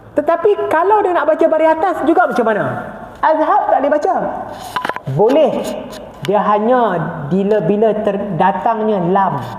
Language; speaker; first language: Malay; native; Malay